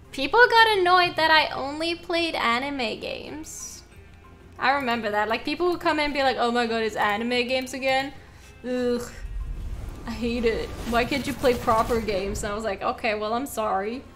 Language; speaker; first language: English; non-native, fluent; Norwegian